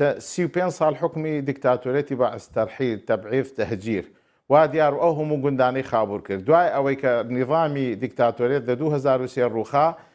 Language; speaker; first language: Central Kurdish; non-native, local second language; Turkish